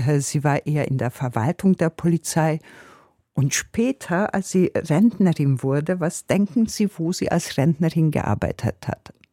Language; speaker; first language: German; non-native, fluent; Hungarian